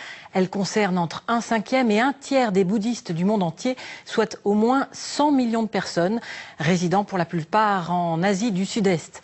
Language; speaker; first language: French; native; French